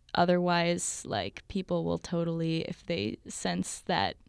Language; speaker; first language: English; native; English